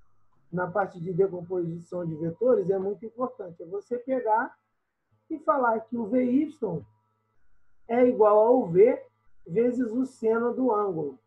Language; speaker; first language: Portuguese; native; Portuguese